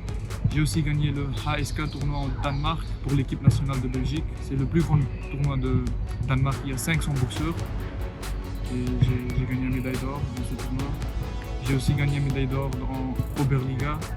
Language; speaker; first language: French; non-native, fluent; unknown